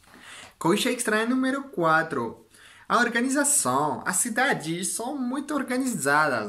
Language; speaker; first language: Portuguese; non-native, learner; French